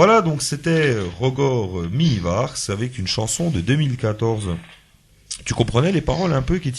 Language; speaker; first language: French; native; French